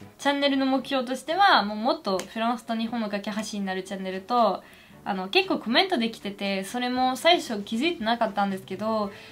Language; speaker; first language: Japanese; non-native, fluent; French